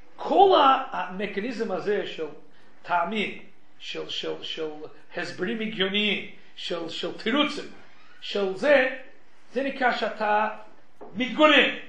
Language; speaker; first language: Hebrew; non-native, fluent; English